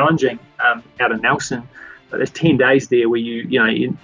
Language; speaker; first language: English; native; English